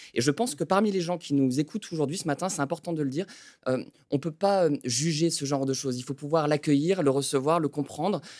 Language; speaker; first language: French; native; French